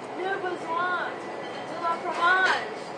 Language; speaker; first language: French; non-native, learner; English